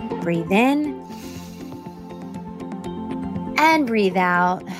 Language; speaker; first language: English; native; English